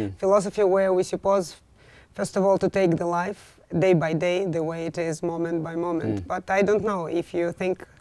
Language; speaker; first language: English; non-native, fluent; Russian